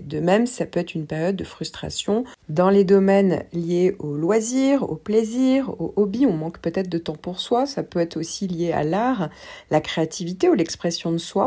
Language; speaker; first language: French; native; French